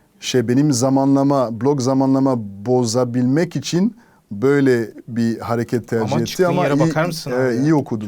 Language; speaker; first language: Turkish; non-native, fluent; French